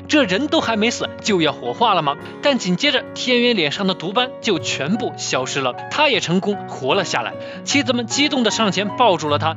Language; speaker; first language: Chinese; native; Chinese